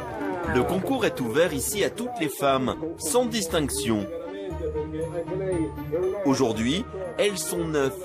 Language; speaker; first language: French; native; French